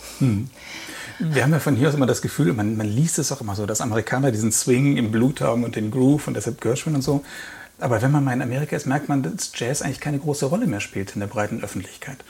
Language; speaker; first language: German; native; German